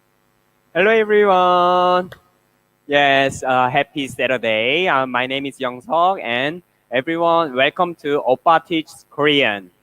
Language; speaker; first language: English; non-native, learner; Korean